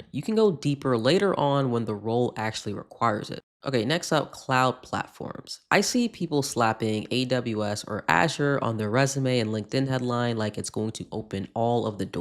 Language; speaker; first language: English; native; English